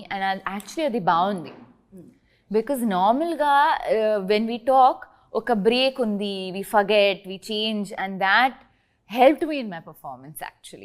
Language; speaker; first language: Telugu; non-native, learner; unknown